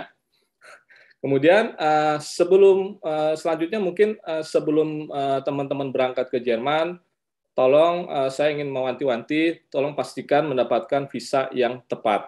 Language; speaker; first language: Indonesian; native; Indonesian